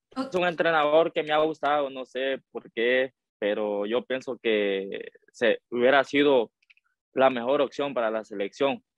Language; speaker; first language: Spanish; native; Spanish